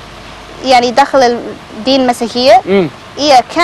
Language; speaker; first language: Arabic; non-native, learner; Spanish